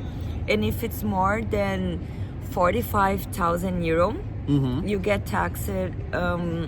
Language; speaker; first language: English; non-native, fluent; Portuguese